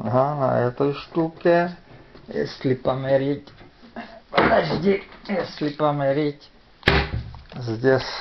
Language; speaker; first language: Russian; non-native, fluent; Czech